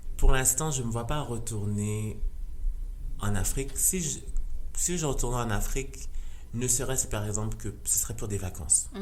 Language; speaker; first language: French; non-native, local second language; Rundi